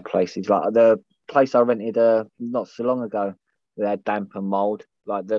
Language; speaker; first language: English; native; English